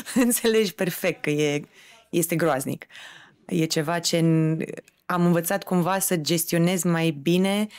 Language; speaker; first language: Romanian; native; Romanian